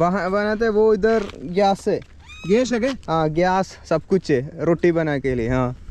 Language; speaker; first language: Hindi; non-native, learner; Malayalam